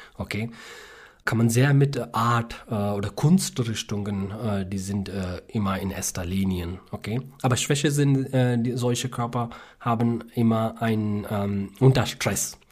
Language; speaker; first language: German; non-native, learner; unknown